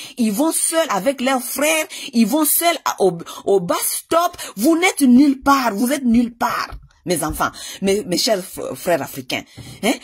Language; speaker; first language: French; non-native, local second language; Lingala